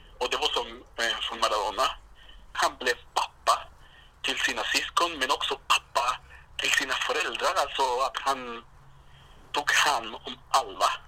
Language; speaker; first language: Swedish; non-native, fluent; Spanish